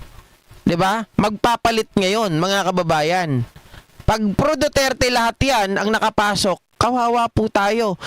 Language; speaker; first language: Filipino; native; Filipino